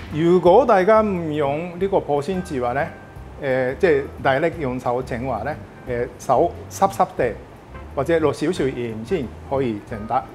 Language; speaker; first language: Cantonese; non-native, fluent; Japanese